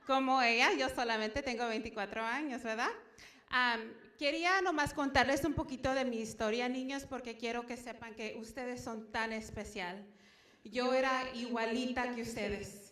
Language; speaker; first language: Spanish; early bilingual, heritage; Spanish